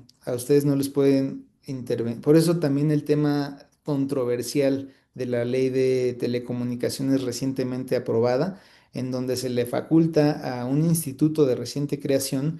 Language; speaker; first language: Spanish; native; Spanish